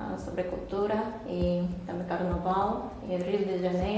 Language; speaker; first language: Portuguese; non-native, fluent; Korean